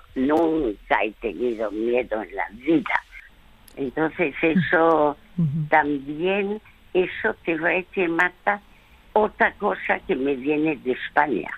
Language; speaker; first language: Spanish; early bilingual, other home language; French